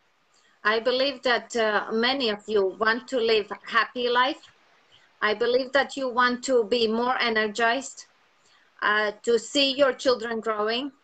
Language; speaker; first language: English; non-native, fluent; Latvian